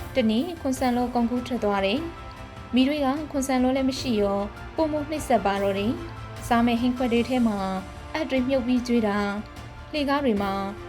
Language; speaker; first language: Burmese; non-native, local second language; Shan